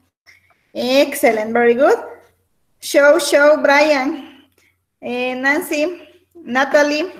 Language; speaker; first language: English; non-native, learner; Spanish